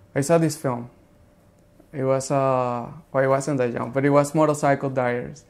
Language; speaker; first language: English; non-native, fluent; Spanish